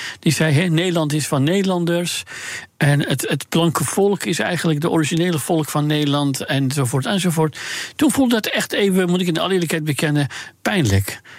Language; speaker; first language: Dutch; non-native, fluent; Persian